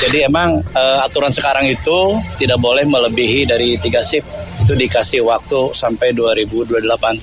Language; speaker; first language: Indonesian; native; Indonesian